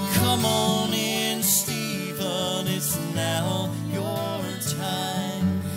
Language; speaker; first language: English; native; English